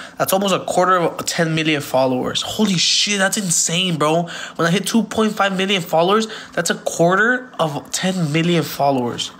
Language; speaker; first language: English; early bilingual, other home language; Spanish